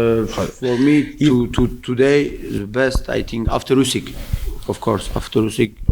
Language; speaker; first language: English; non-native, learner; French